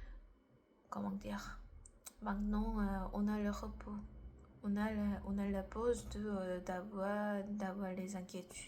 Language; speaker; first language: French; non-native, learner; Korean